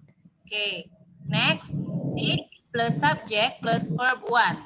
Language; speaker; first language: English; non-native, learner; Indonesian